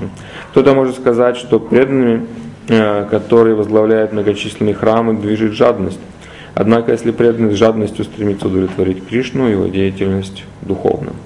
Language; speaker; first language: Russian; native; Russian